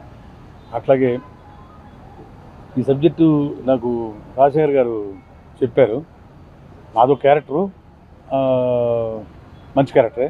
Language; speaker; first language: Telugu; native; Telugu